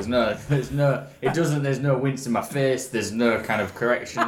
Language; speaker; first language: English; native; English